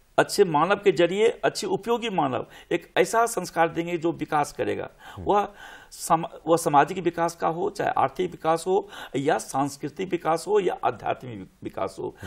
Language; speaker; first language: Hindi; native; Hindi